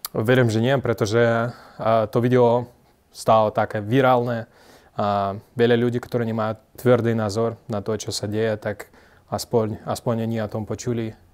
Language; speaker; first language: Slovak; non-native, fluent; Russian